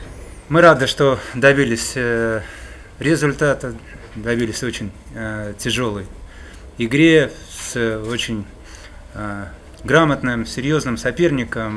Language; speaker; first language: Russian; native; Russian